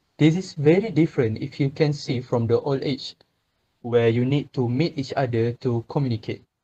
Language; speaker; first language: English; non-native, local second language; Malay